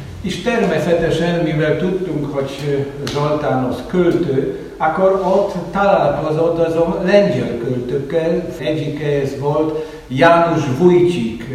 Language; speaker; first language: Hungarian; non-native, fluent; Polish